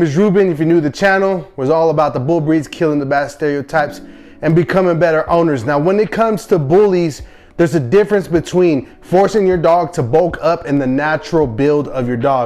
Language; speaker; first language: English; native; English